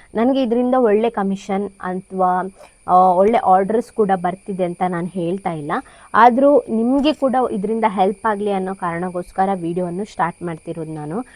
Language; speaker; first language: Kannada; non-native, local second language; Konkani